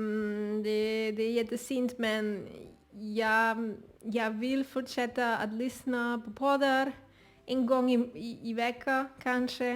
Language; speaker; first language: Swedish; non-native, learner; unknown